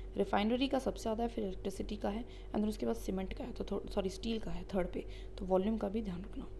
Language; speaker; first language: Hindi; native; Hindi